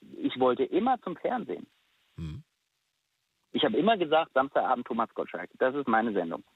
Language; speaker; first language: German; native; German